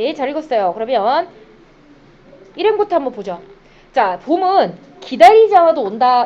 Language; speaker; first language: Korean; native; Korean